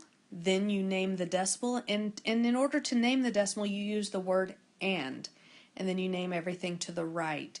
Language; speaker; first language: English; native; English